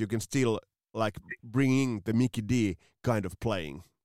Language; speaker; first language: English; non-native, fluent; Finnish